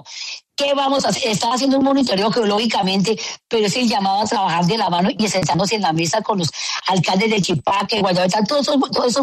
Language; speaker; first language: Spanish; native; Spanish